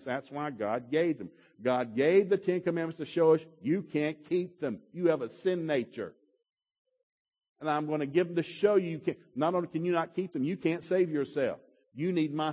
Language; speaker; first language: English; native; English